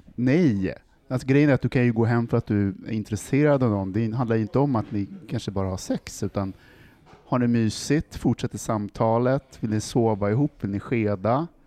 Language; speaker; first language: Swedish; native; Swedish